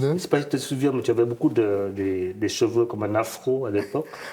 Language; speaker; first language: French; non-native, fluent; Vietnamese